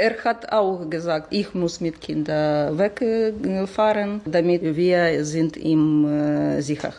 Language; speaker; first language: German; non-native, learner; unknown